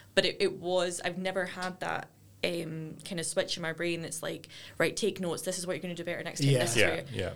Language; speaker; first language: English; native; English